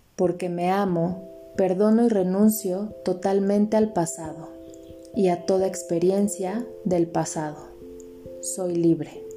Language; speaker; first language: Spanish; native; Spanish